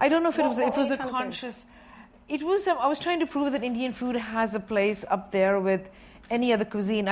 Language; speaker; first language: English; non-native, local second language; Sindhi